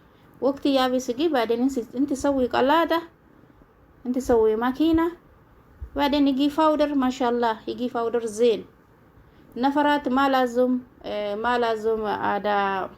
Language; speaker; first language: Arabic; non-native, learner; Oromo